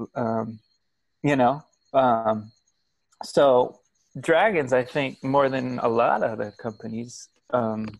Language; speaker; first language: English; native; English